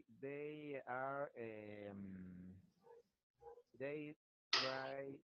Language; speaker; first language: English; non-native, learner; Spanish